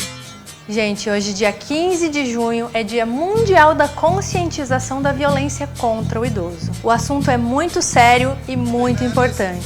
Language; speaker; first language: Portuguese; native; Portuguese